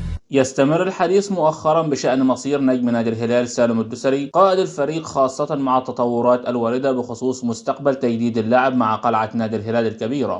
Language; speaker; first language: Arabic; native; Arabic